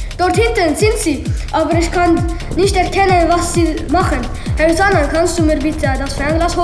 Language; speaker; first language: German; native; German